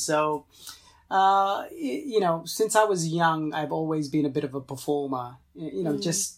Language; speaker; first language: English; non-native, fluent; Tamil